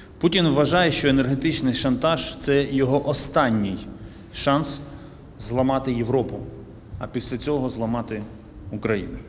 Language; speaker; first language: Ukrainian; native; Ukrainian